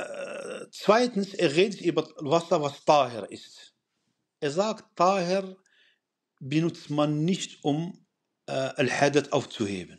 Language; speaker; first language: German; non-native, fluent; Arabic